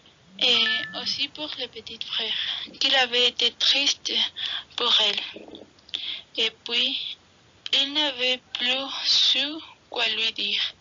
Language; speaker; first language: French; non-native, learner; Spanish